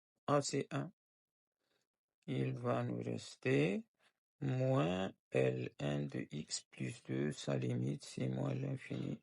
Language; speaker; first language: French; non-native, local second language; Arabic